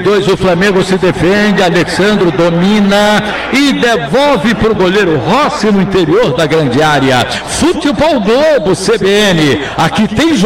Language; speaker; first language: Portuguese; native; Portuguese